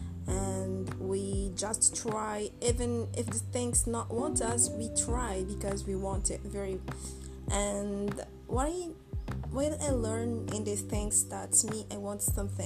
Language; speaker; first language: English; non-native, learner; Arabic